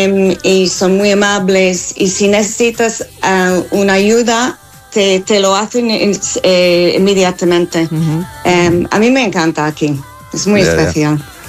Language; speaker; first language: Spanish; non-native, fluent; English